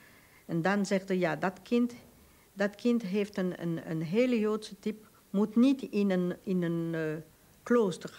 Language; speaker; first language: Dutch; non-native, local second language; French